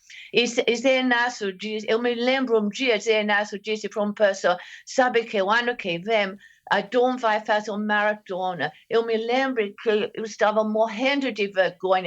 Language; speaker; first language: Portuguese; non-native, fluent; English